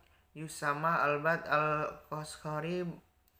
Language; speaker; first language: Arabic; non-native, learner; Indonesian